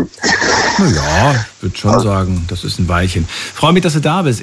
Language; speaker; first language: German; native; German